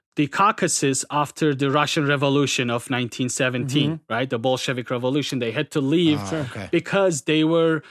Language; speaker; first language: English; non-native, fluent; Adyghe